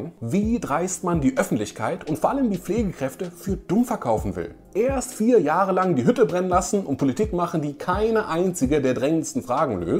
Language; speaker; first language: German; native; German